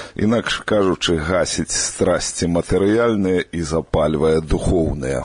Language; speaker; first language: Belarusian; native; Belarusian